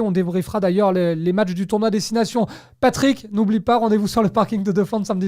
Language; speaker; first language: French; native; French